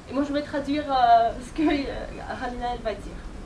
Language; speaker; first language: French; non-native, fluent; Ukrainian